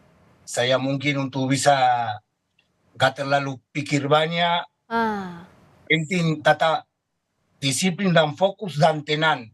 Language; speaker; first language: Indonesian; non-native, fluent; Spanish